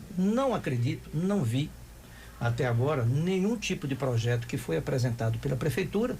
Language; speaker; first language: Portuguese; native; Portuguese